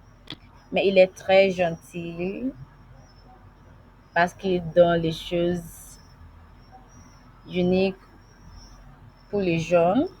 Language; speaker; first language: French; non-native, learner; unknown